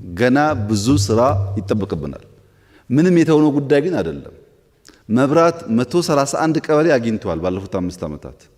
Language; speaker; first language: Amharic; non-native, local second language; Oromo